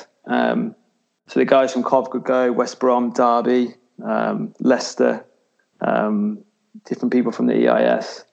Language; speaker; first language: English; native; English